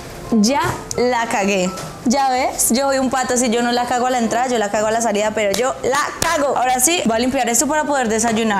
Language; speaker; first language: Spanish; native; Spanish